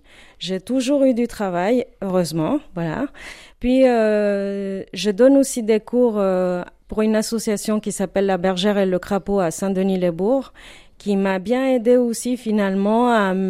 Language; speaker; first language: French; non-native, fluent; Spanish